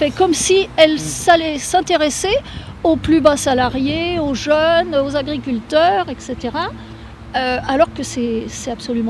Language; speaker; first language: French; native; French